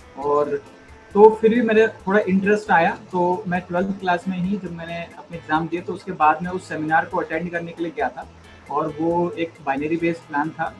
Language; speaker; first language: Hindi; early bilingual, other home language; Nepali